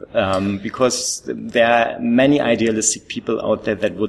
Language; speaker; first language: English; non-native, fluent; German